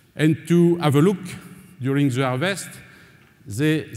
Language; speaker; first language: English; non-native, learner; French